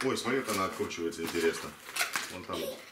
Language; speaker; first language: Russian; native; Russian